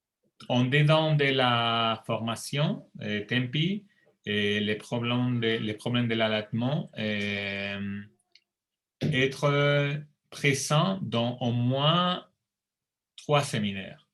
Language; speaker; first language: French; non-native, fluent; Spanish